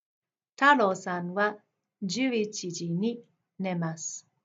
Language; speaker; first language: Japanese; non-native, fluent; English